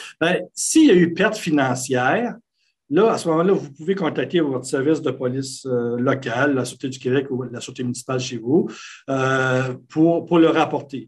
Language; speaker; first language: French; native; French